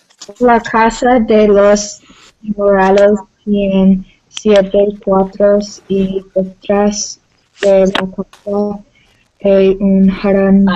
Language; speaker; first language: Spanish; non-native, learner; English